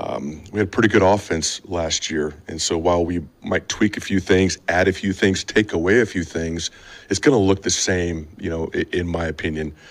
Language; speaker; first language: English; native; English